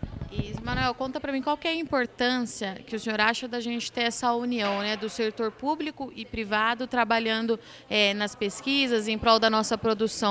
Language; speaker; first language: Portuguese; native; Portuguese